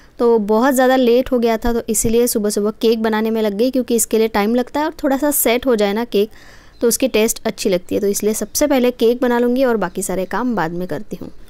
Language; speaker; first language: Hindi; non-native, local second language; Marathi